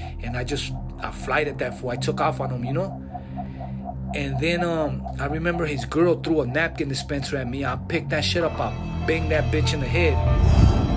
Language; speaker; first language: English; early bilingual, other home language; Spanish